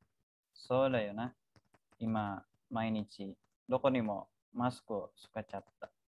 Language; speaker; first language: Japanese; non-native, learner; Indonesian